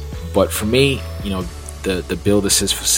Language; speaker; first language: English; non-native, local second language; Yoruba